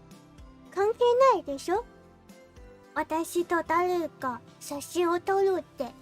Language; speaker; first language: Japanese; non-native, learner; English